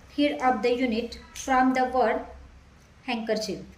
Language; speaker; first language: English; non-native, local second language; Marathi